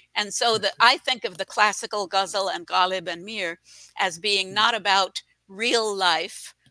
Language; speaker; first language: English; native; English